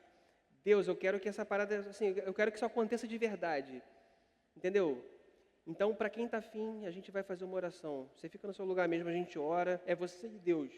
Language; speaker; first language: Portuguese; native; Portuguese